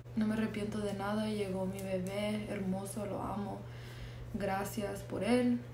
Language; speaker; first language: Spanish; early bilingual, heritage; Spanish